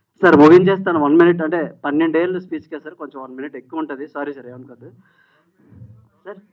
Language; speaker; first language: Telugu; native; Telugu